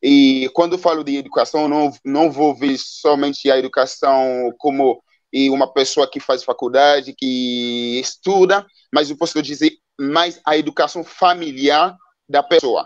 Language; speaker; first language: Portuguese; non-native, fluent; Haitian Creole